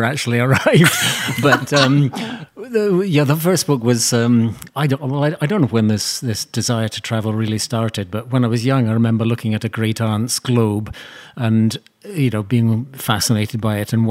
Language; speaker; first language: English; native; English